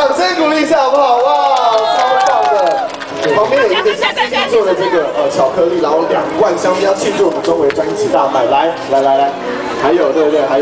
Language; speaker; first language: Chinese; native; Chinese